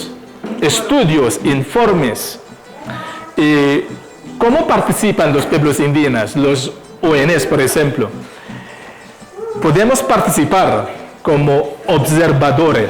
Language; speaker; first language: Spanish; non-native, fluent; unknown